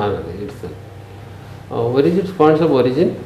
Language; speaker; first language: English; non-native, local second language; Odia